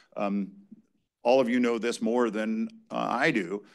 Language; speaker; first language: English; native; English